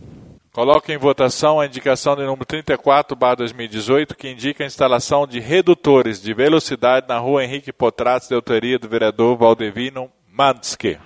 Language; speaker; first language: Portuguese; native; Portuguese